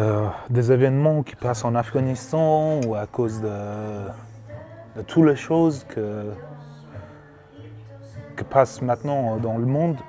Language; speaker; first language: French; non-native, learner; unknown